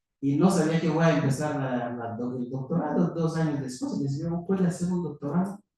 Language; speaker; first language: Spanish; non-native, fluent; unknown